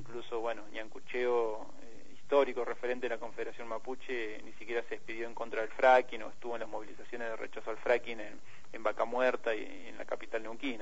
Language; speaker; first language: Spanish; native; Spanish